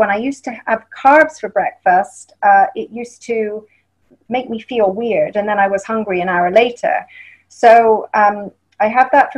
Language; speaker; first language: English; native; English